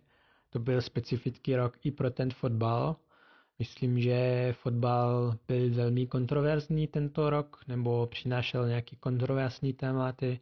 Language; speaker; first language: Czech; non-native, fluent; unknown